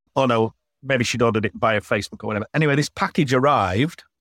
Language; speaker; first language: English; native; English